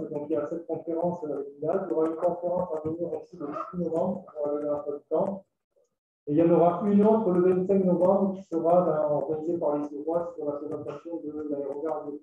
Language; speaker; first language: French; native; French